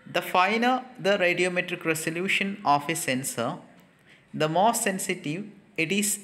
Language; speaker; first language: English; non-native, local second language; Malayalam